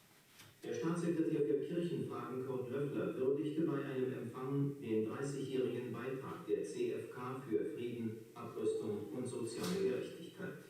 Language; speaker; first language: German; native; German